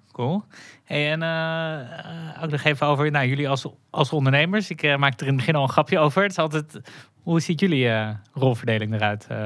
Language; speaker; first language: Dutch; native; Dutch